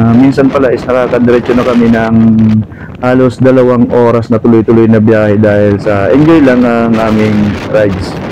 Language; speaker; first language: Filipino; non-native, local second language; Waray